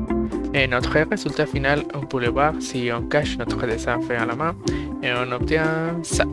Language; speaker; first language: French; non-native, fluent; Spanish